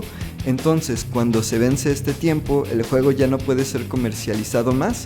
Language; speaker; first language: Spanish; native; Spanish